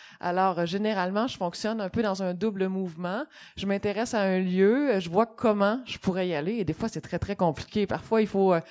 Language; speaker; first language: French; native; French